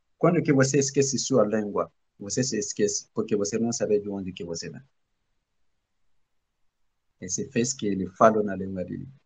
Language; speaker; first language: Portuguese; non-native, learner; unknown